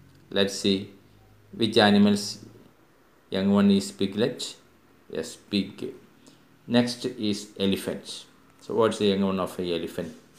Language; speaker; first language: English; non-native, local second language; Malayalam